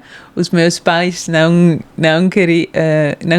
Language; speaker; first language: Portuguese; non-native, fluent; Dutch